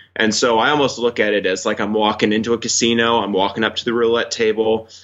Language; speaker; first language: English; native; English